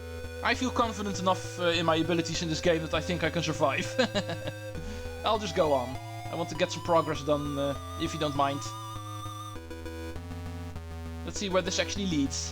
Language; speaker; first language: English; non-native, fluent; Dutch